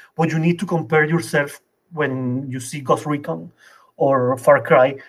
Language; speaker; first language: English; non-native, fluent; Spanish